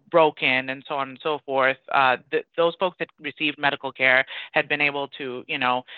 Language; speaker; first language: English; early bilingual, other home language; Persian